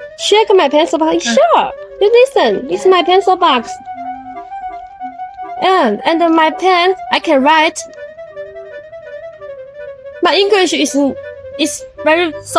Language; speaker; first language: English; non-native, learner; Chinese